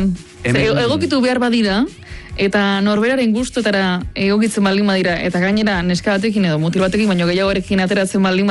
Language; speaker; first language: Basque; native; Basque